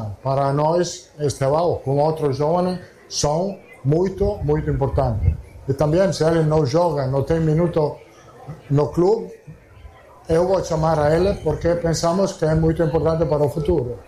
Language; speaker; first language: Portuguese; non-native, fluent; Italian